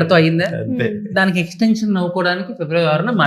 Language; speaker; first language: Telugu; native; Telugu